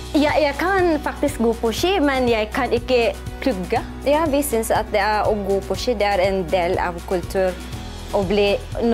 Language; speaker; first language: Norwegian; non-native, fluent; Filipino